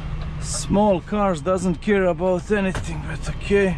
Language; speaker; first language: English; non-native, learner; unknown